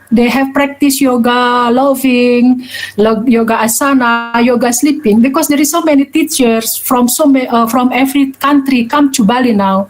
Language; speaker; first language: English; non-native, learner; Balinese